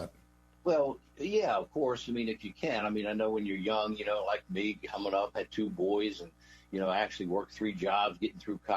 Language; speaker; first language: English; native; English